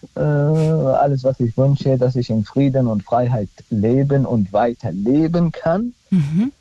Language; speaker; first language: German; non-native, fluent; Arabic